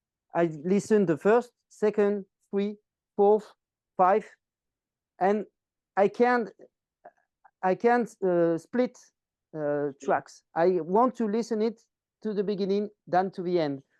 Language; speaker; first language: English; non-native, learner; French